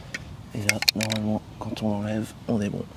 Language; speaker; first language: French; native; French